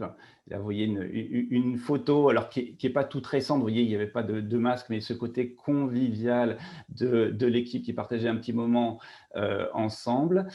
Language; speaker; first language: French; native; French